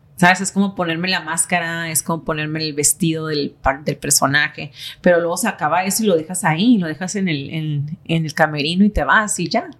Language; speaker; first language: Spanish; native; Spanish